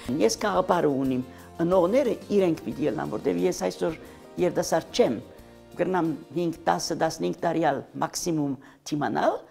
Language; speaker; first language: Armenian; early bilingual, heritage; Armenian